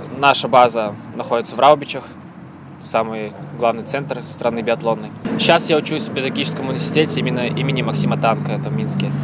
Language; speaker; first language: Russian; native; Russian